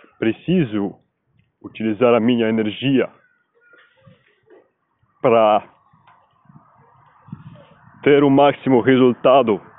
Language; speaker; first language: Portuguese; non-native, learner; Spanish